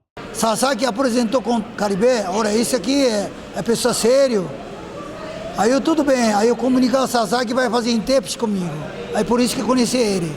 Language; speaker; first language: Portuguese; non-native, learner; Japanese